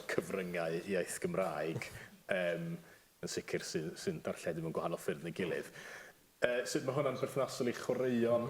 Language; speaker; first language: Welsh; native; Welsh